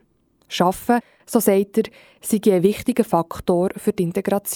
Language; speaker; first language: German; native; German